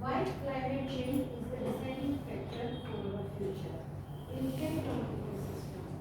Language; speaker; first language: English; non-native, local second language; Gujarati